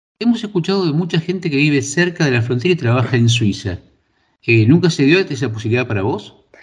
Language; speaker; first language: Spanish; native; Spanish